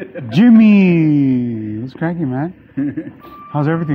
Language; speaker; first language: English; early bilingual, other home language; Spanish